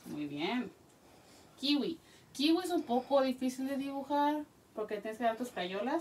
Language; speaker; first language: Spanish; early bilingual, heritage; Spanish